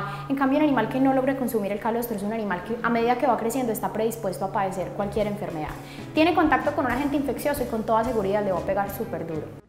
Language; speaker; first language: Spanish; native; Spanish